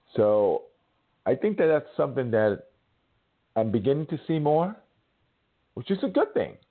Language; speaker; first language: English; native; English